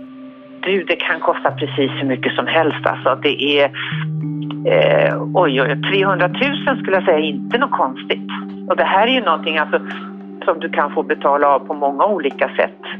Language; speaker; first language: Swedish; native; Swedish